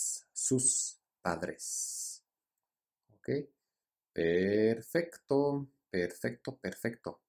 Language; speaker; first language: Spanish; early bilingual, heritage; Spanish